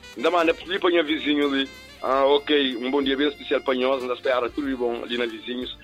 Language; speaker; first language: Portuguese; non-native, local second language; Kabuverdianu